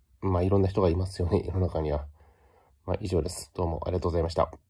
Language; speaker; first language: Japanese; native; Japanese